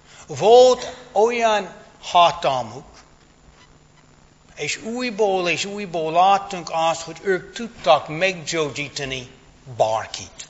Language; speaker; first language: Hungarian; non-native, fluent; English